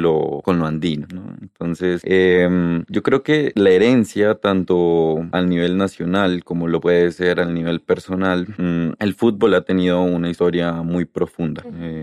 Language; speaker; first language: Spanish; native; Spanish